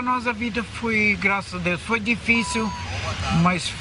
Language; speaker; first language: Portuguese; non-native, fluent; Russian